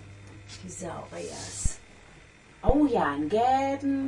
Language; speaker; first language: German; native; German